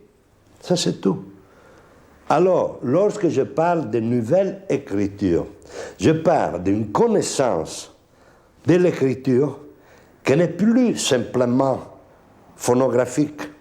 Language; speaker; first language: French; non-native, fluent; Italian